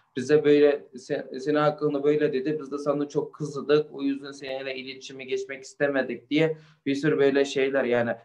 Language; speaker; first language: Turkish; non-native, fluent; Uyghur